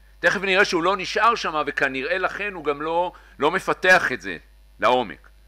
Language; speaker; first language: Hebrew; native; Hebrew